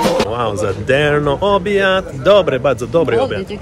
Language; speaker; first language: Polish; non-native, learner; English